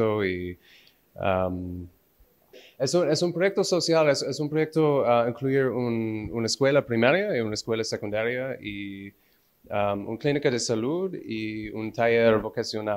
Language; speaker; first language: Spanish; non-native, learner; English